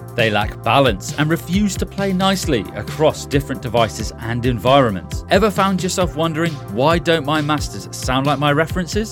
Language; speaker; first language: English; native; English